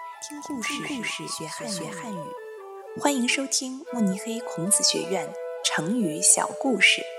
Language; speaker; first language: Chinese; native; Chinese